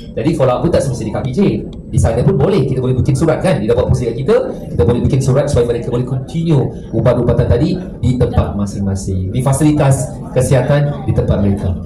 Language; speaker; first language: Malay; native; Malay